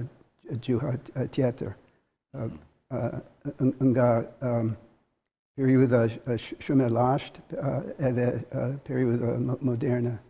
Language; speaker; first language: Albanian; non-native, learner; English